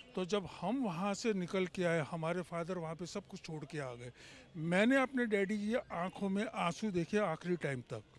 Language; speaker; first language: Hindi; native; Hindi